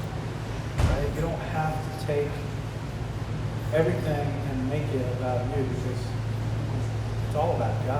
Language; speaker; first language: English; native; English